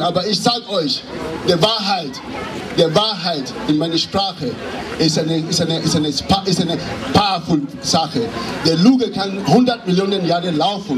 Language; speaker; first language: German; non-native, fluent; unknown